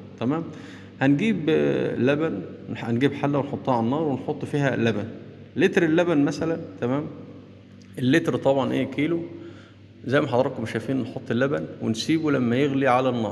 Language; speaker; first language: Arabic; native; Arabic